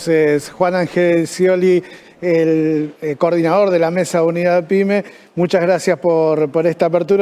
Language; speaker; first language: Spanish; native; Spanish